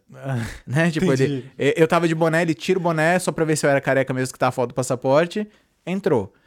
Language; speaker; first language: Portuguese; native; Portuguese